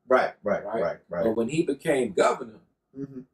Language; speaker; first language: English; native; English